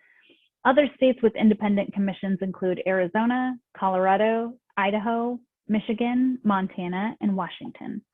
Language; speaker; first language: English; native; English